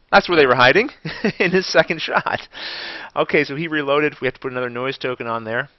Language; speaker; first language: English; native; English